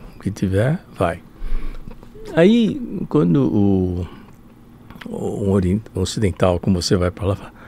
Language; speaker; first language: Portuguese; early bilingual, other home language; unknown